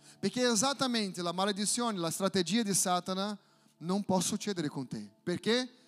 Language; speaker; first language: Italian; non-native, fluent; Portuguese